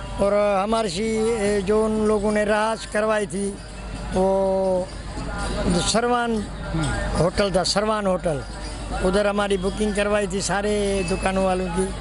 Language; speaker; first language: Urdu; non-native, local second language; Sindhi